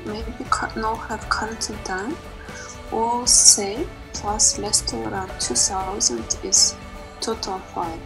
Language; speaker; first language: English; non-native, learner; Russian